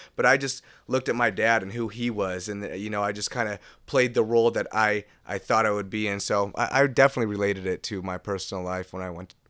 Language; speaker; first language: English; native; English